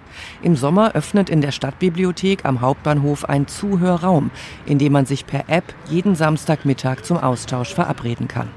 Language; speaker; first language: German; native; German